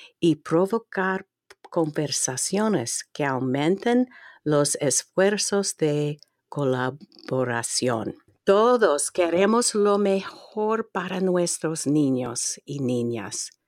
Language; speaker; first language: Spanish; non-native, fluent; English